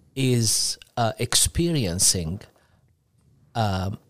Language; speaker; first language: English; non-native, fluent; Arabic